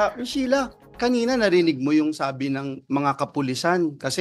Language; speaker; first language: Filipino; native; Filipino